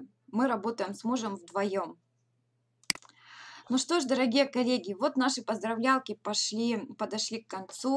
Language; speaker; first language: Russian; native; Russian